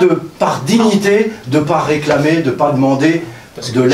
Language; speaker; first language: French; native; French